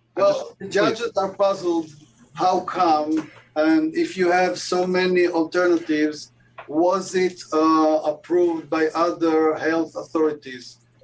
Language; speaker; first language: English; non-native, fluent; Hebrew